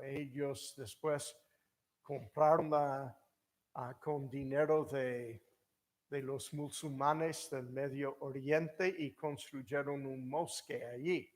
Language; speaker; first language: Spanish; non-native, fluent; English